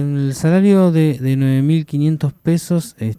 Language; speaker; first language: Spanish; native; Spanish